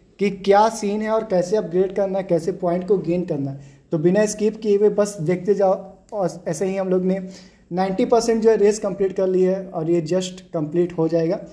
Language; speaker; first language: Hindi; native; Hindi